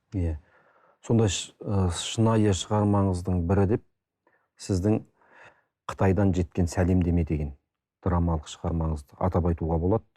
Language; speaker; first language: Kazakh; native; Kazakh